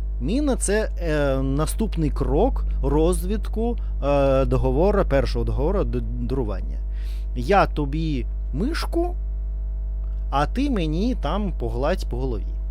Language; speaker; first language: Ukrainian; non-native, learner; Russian